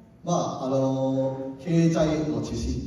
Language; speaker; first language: Japanese; non-native, learner; Cantonese